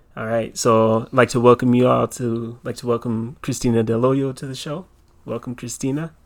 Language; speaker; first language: English; native; English